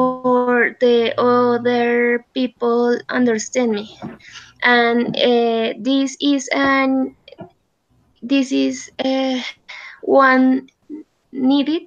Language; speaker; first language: English; non-native, learner; Spanish